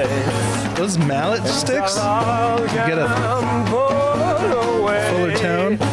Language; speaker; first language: English; native; English